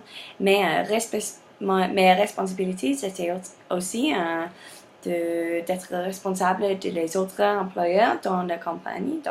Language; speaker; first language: French; non-native, learner; English